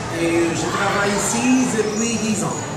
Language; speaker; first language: French; non-native, learner; Spanish